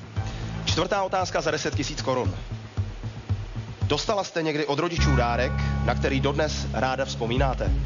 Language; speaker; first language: Czech; native; Czech